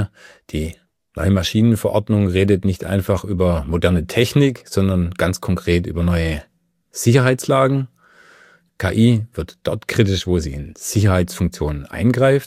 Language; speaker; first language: German; native; German